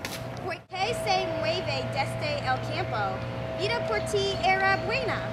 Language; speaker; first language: Spanish; non-native, learner; English